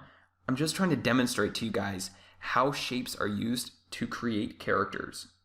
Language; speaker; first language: English; native; English